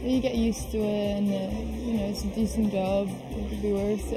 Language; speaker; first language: English; non-native, fluent; Dutch